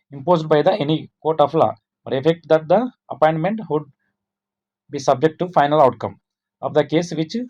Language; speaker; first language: English; non-native, local second language; Telugu